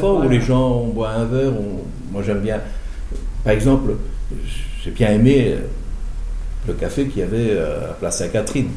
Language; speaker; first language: French; native; French